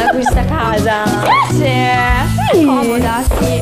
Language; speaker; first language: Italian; non-native, learner; Chinese